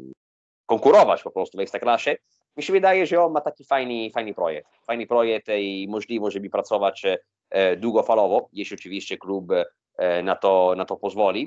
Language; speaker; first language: Polish; non-native, fluent; Italian